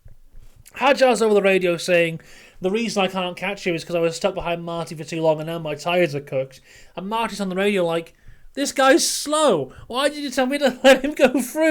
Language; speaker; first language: English; native; English